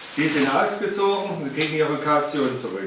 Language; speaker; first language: German; native; German